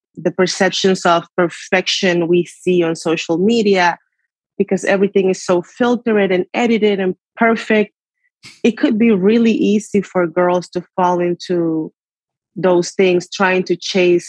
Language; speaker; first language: English; non-native, fluent; Spanish